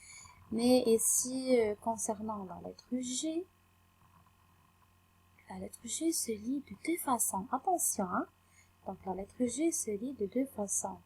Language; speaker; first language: French; non-native, local second language; Arabic